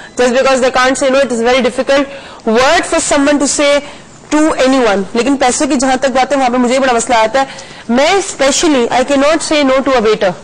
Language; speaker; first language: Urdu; native; Urdu